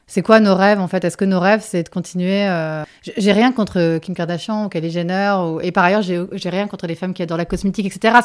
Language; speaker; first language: French; native; French